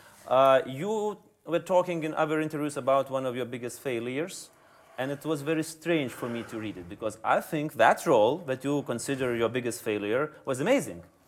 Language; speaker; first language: English; non-native, fluent; Lithuanian